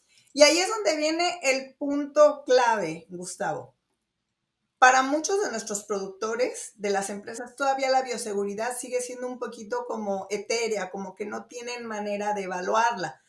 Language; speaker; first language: Spanish; native; Spanish